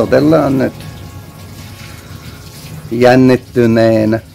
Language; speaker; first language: Finnish; non-native, fluent; Turkish